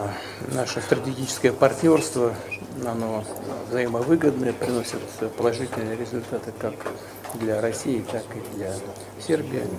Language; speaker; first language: Russian; native; Russian